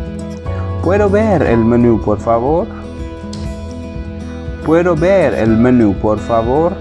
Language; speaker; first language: Spanish; non-native, fluent; Wolof